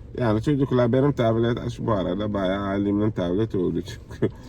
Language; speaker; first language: Turkish; native; Turkish